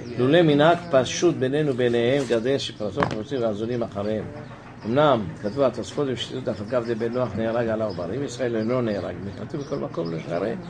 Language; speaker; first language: Hebrew; native; Hebrew